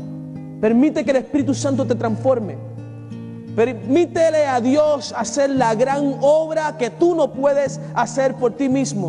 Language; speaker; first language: Spanish; native; Spanish